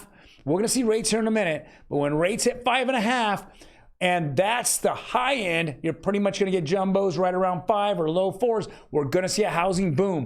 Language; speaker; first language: English; native; English